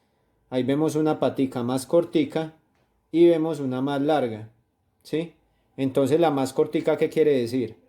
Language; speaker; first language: Spanish; native; Spanish